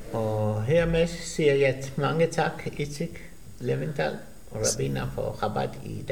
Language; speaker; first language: Danish; non-native, fluent; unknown